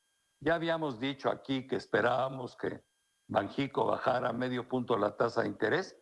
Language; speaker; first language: Spanish; native; Spanish